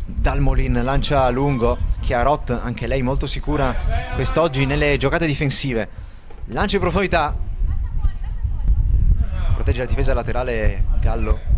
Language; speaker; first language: Italian; native; Italian